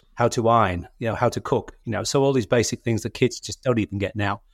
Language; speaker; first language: English; native; English